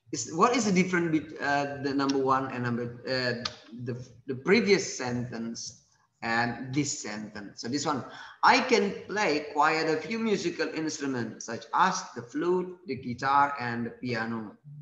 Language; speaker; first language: English; non-native, fluent; Indonesian